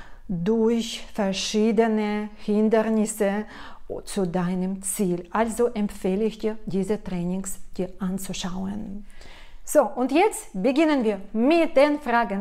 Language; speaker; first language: German; non-native, fluent; Russian